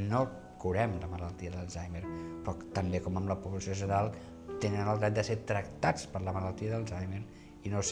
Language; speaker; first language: Catalan; native; Catalan